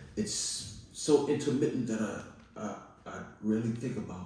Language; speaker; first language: English; native; English